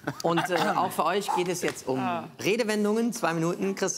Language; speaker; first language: German; native; German